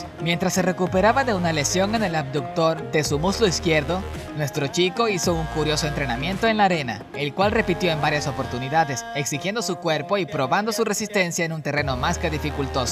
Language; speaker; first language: Spanish; native; Spanish